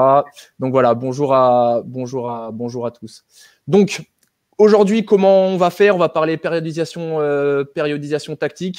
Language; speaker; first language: French; native; French